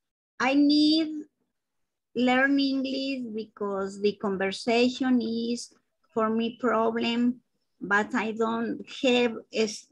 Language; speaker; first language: English; non-native, learner; Spanish